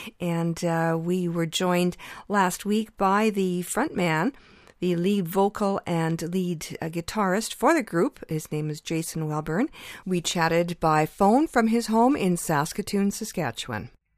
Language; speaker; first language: English; early bilingual, other home language; Ukrainian